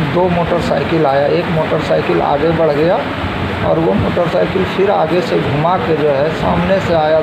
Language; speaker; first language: Hindi; native; Hindi